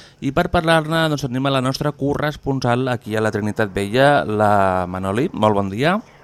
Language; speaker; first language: Catalan; native; Catalan